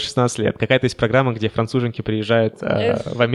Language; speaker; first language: Russian; native; Russian